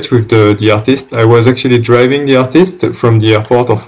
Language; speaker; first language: English; non-native, fluent; French